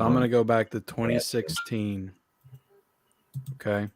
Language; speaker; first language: English; native; English